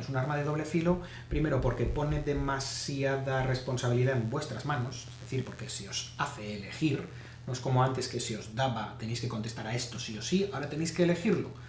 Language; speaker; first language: Spanish; native; Spanish